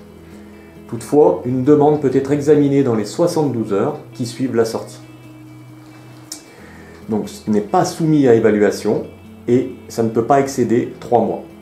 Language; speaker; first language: French; native; French